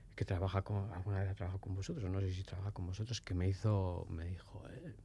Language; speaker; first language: Spanish; native; Spanish